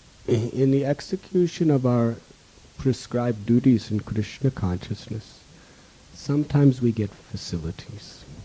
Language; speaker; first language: English; native; English